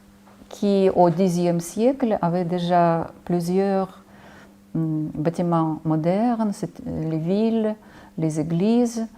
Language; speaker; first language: French; non-native, fluent; Ukrainian